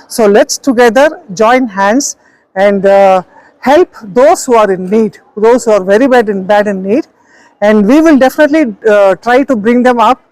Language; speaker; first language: English; non-native, local second language; Tamil